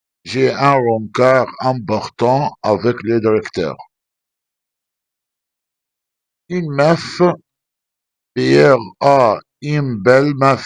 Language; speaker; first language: French; non-native, fluent; Arabic